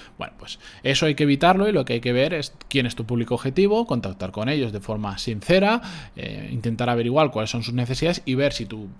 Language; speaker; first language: Spanish; native; Spanish